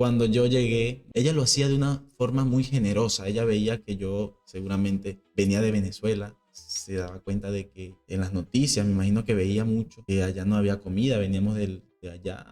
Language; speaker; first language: Spanish; native; Spanish